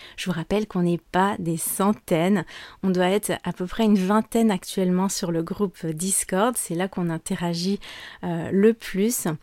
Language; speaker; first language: French; native; French